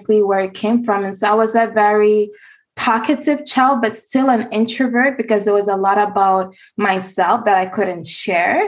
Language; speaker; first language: English; native; English